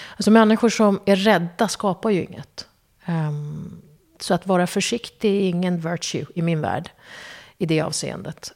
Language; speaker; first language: Swedish; early bilingual, other home language; Kurdish